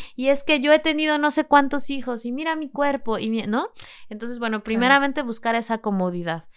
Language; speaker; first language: Spanish; native; Spanish